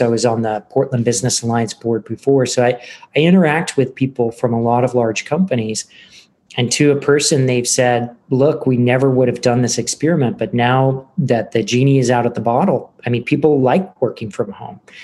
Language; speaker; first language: English; native; English